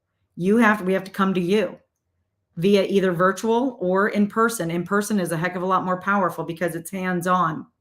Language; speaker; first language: English; native; English